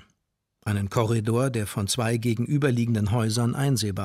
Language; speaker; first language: German; native; German